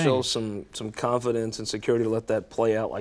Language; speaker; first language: English; native; English